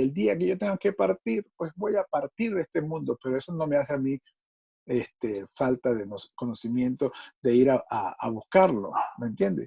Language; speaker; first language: Spanish; native; Spanish